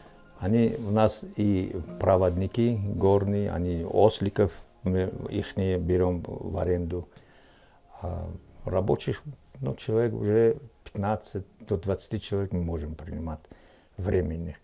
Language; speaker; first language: Russian; non-native, local second language; Tajik